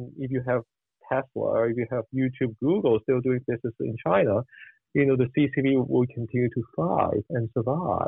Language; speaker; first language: English; non-native, local second language; Cantonese